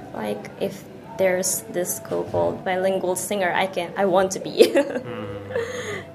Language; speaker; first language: English; non-native, local second language; Filipino